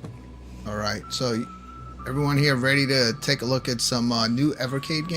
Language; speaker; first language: English; native; English